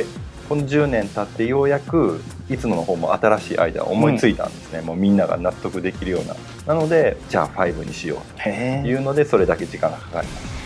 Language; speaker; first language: Japanese; native; Japanese